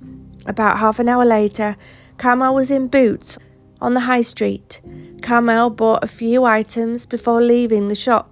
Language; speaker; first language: English; native; English